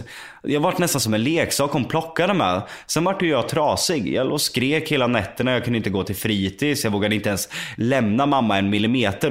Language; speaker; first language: Swedish; native; Swedish